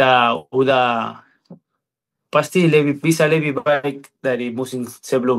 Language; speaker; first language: Indonesian; non-native, fluent; Spanish